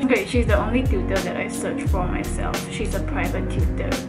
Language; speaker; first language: English; non-native, local second language; Chinese